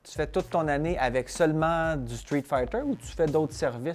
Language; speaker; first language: French; native; French